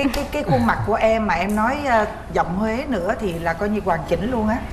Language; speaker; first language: Vietnamese; native; Vietnamese